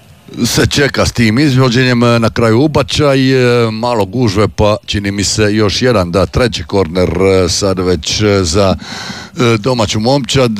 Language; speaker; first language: Serbian; native; Serbian